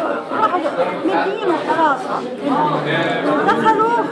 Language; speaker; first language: Arabic; native; Arabic